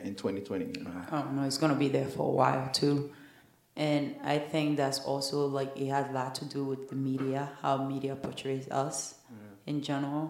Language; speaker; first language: English; non-native, fluent; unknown